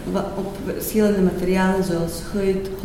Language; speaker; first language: Dutch; non-native, fluent; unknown